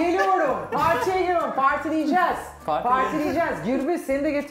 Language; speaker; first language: Turkish; native; Turkish